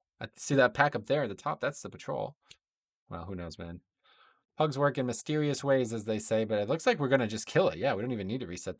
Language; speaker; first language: English; native; English